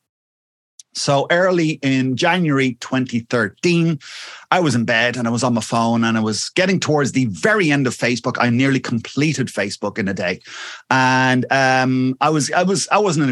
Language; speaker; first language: English; native; English